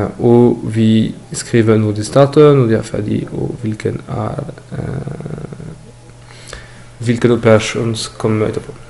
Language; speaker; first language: Norwegian; non-native, fluent; French